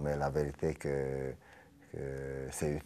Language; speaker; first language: French; non-native, fluent; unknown